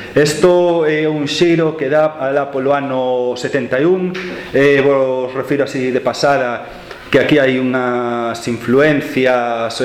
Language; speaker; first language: Galician; non-native, local second language; Spanish